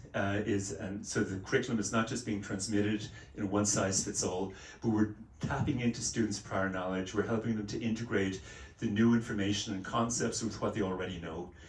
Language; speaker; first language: English; native; English